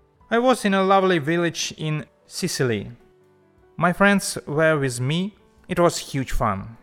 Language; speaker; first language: English; non-native, learner; Ukrainian